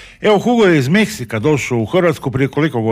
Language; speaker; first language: Croatian; native; Croatian